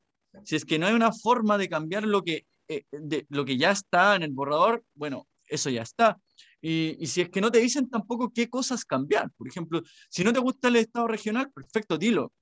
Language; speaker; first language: Spanish; native; Spanish